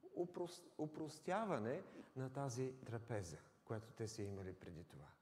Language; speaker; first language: Bulgarian; native; Bulgarian